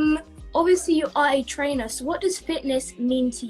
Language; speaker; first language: English; native; English